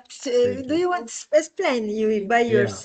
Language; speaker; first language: English; non-native, fluent; Italian